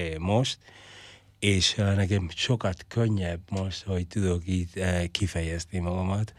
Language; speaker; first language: Hungarian; non-native, learner; Spanish